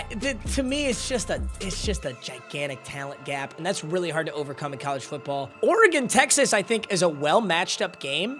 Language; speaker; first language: English; native; English